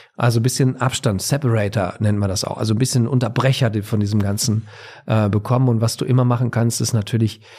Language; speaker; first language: German; native; German